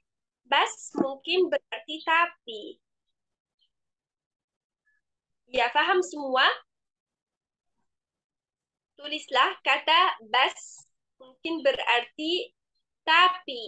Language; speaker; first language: Indonesian; non-native, fluent; Arabic